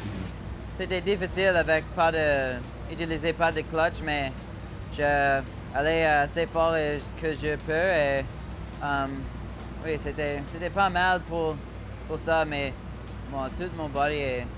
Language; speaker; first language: French; non-native, local second language; English